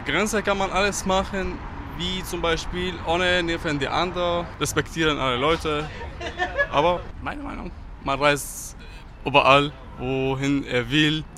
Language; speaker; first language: German; non-native, learner; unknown